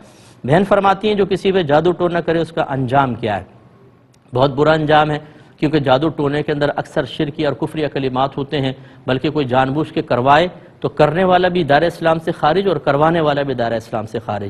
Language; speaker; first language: Urdu; native; Urdu